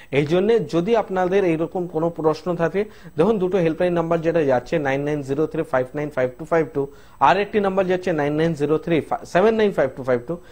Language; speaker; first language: Bangla; non-native, local second language; Hindi